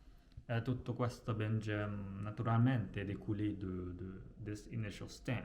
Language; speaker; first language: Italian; non-native, fluent; Japanese